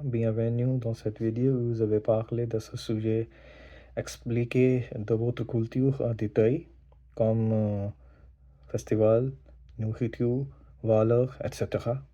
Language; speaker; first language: French; non-native, learner; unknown